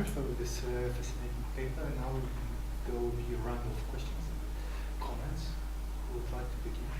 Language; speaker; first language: English; non-native, fluent; Polish